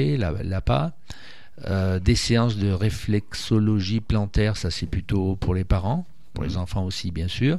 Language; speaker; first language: French; native; French